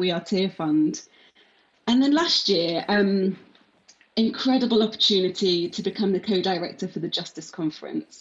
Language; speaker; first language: English; native; English